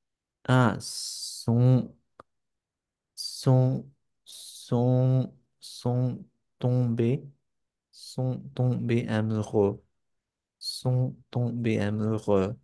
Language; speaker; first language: French; non-native, learner; English